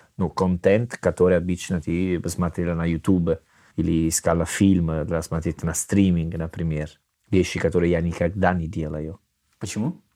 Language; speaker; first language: Russian; non-native, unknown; Italian